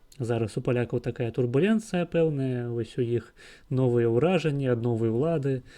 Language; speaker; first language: Belarusian; non-native, local second language; Russian